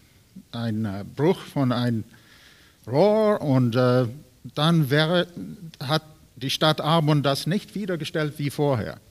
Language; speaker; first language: German; non-native, learner; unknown